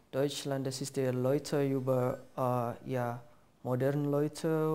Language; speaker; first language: German; non-native, learner; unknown